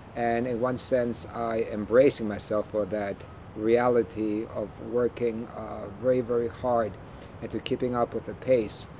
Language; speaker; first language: English; early bilingual, other home language; Greek